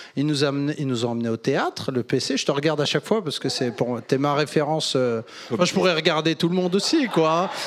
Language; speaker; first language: French; native; French